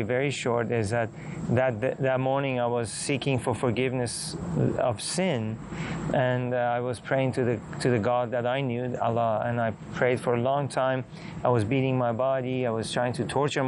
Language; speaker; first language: English; native; English